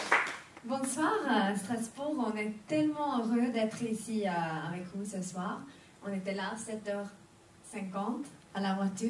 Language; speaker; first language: French; non-native, fluent; Swedish